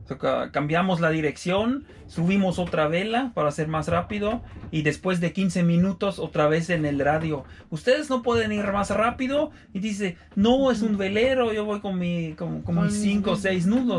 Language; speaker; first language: Spanish; non-native, fluent; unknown